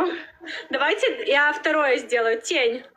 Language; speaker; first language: Russian; native; Russian